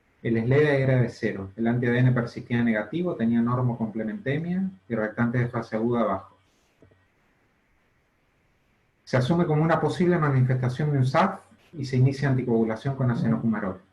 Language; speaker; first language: Spanish; native; Spanish